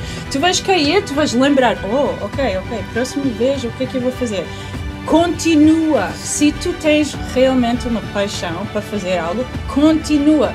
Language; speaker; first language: Portuguese; early bilingual, heritage; English